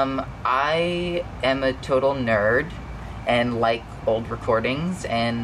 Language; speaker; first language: English; native; English